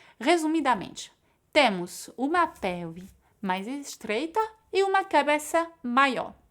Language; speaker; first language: Portuguese; non-native, fluent; French